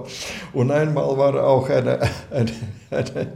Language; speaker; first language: German; non-native, learner; Latvian